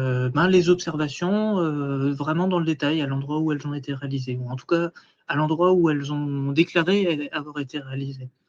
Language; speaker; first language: French; native; French